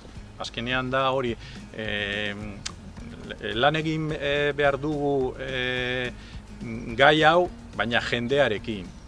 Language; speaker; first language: Basque; non-native, local second language; Spanish